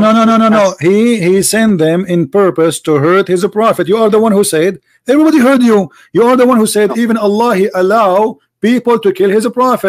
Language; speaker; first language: English; non-native, fluent; Arabic